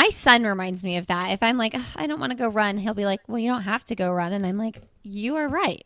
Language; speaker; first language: English; native; English